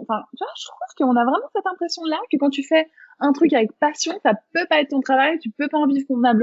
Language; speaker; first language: French; native; French